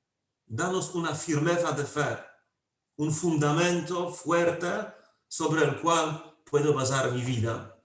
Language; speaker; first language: Spanish; non-native, fluent; Polish